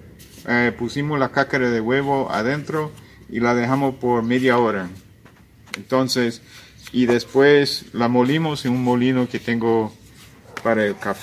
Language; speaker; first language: Spanish; non-native, fluent; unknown